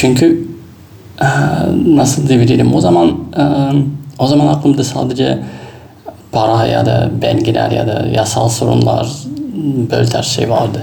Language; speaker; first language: Turkish; non-native, fluent; Russian